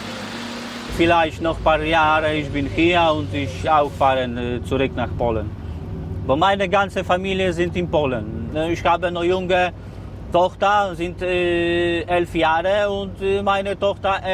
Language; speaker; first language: German; non-native, learner; Polish